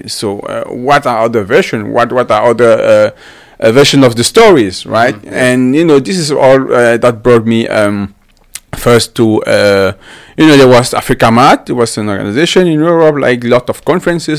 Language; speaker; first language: English; non-native, local second language; French